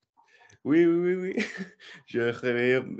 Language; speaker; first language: French; non-native, learner; English